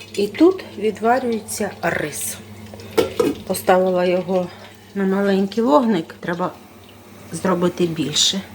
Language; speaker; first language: Ukrainian; native; Ukrainian